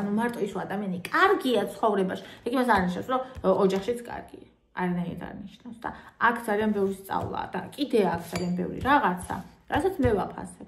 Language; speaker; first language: Georgian; native; Georgian